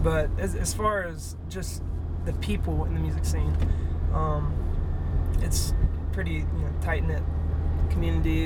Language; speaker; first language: English; native; English